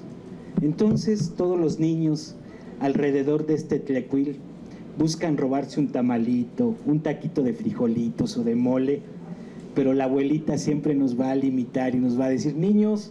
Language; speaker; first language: Spanish; native; Spanish